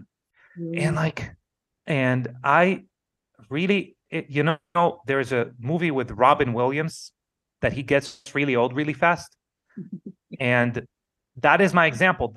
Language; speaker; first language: English; non-native, fluent; Hebrew